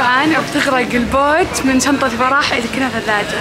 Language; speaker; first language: Arabic; native; Arabic